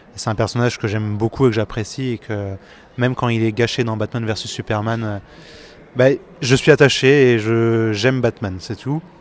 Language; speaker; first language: French; native; French